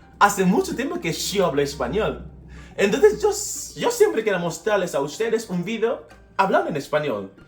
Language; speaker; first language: Spanish; non-native, fluent; English